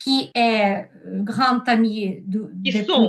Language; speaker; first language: French; non-native, learner; Ukrainian